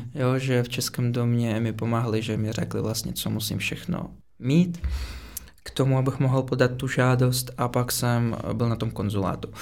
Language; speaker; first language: Czech; non-native, fluent; Russian